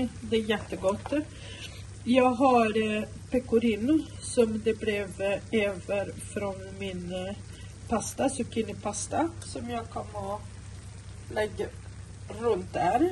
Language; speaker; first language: Swedish; non-native, fluent; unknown